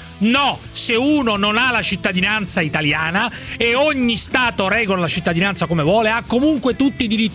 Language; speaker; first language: Italian; native; Italian